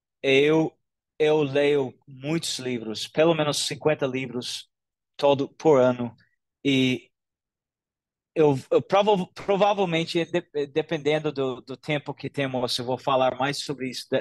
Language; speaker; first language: Portuguese; non-native, fluent; English